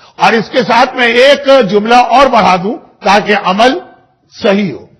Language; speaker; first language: Urdu; native; Urdu